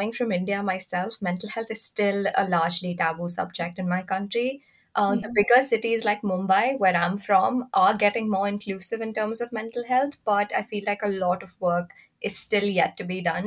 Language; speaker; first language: English; non-native, local second language; Hindi